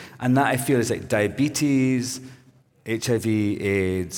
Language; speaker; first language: English; native; English